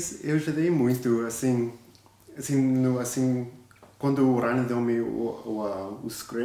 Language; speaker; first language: Portuguese; early bilingual, other home language; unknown